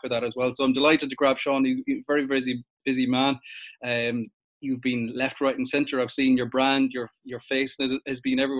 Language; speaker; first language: English; native; English